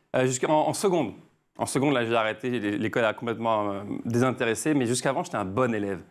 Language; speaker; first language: French; native; French